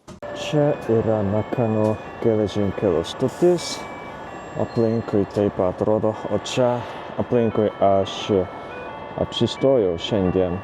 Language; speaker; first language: Lithuanian; non-native, fluent; Japanese